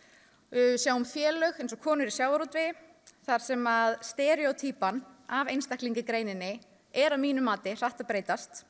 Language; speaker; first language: Icelandic; native; Icelandic